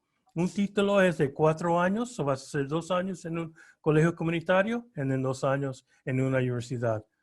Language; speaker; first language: Spanish; early bilingual, heritage; Spanish